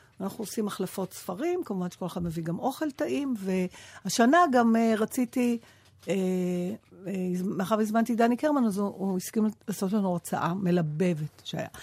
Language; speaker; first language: Hebrew; native; Hebrew